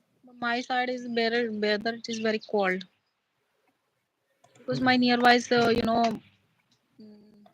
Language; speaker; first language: English; non-native, learner; Hindi